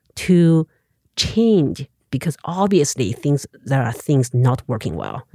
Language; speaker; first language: English; non-native, fluent; Chinese